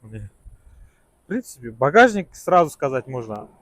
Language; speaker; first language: Russian; non-native, local second language; Kazakh